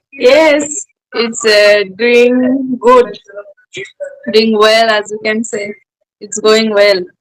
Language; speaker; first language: English; non-native, learner; Bangla